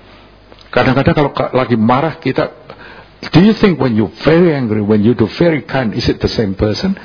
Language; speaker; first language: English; non-native, fluent; Indonesian